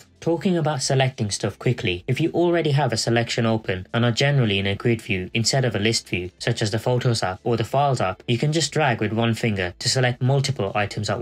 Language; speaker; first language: English; native; English